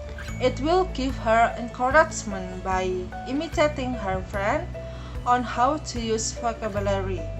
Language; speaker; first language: English; non-native, learner; Indonesian